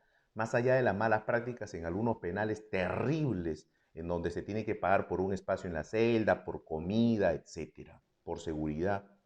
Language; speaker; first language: Spanish; native; Spanish